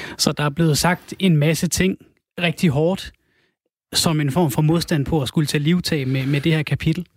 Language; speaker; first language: Danish; native; Danish